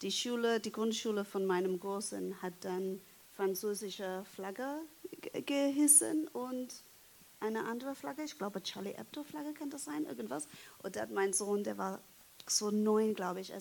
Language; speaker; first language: German; non-native, fluent; English